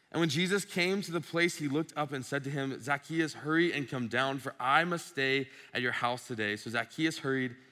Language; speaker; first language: English; native; English